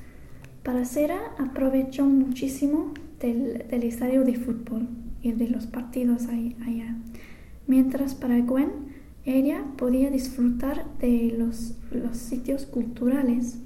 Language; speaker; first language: Spanish; non-native, fluent; English